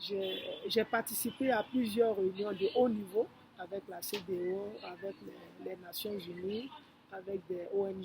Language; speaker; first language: French; non-native, fluent; Yoruba